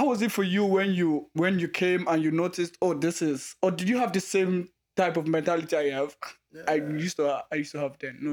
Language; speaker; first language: English; non-native, local second language; Igbo